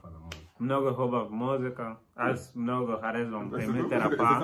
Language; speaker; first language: Bulgarian; non-native, learner; Portuguese